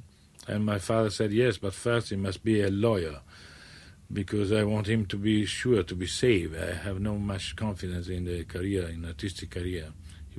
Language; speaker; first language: English; non-native, fluent; Italian